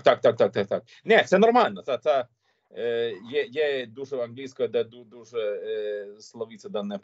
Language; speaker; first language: Ukrainian; non-native, learner; Swedish